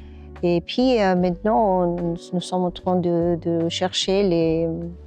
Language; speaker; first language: French; non-native, learner; Spanish